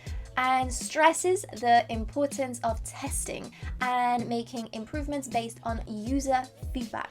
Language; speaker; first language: English; non-native, fluent; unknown